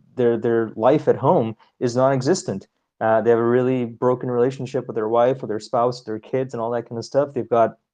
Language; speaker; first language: English; early bilingual, other home language; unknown